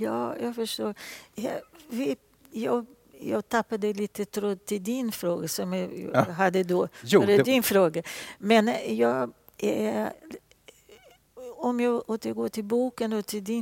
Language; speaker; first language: Swedish; non-native, fluent; Portuguese